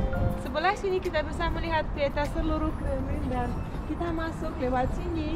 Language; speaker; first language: Indonesian; non-native, fluent; Russian